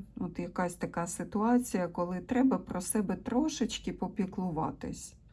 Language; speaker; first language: Ukrainian; non-native, local second language; Russian